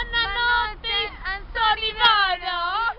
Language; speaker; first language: Italian; non-native, learner; Spanish